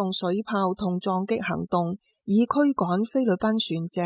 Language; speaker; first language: Chinese; non-native, local second language; Cantonese